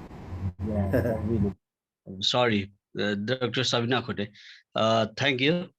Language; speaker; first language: English; non-native, learner; Nepali